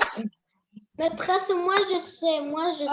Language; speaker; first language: French; non-native, learner; Arabic